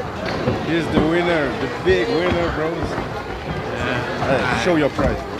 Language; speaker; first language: English; non-native, local second language; French